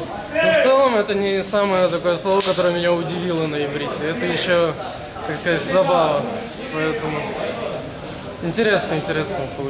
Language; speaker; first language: Russian; native; Russian